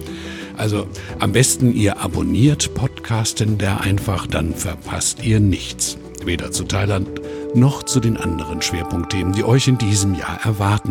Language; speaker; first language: German; native; German